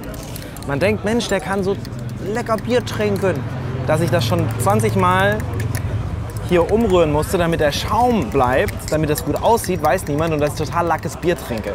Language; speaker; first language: German; native; German